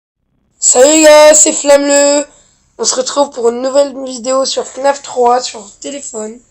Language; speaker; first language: French; native; French